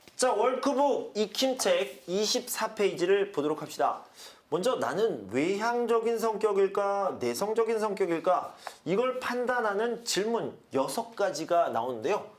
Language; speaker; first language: Korean; native; Korean